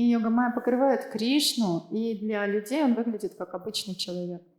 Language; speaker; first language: Russian; native; Russian